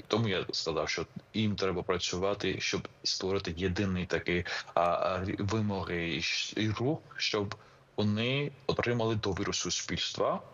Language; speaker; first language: Ukrainian; non-native, fluent; Georgian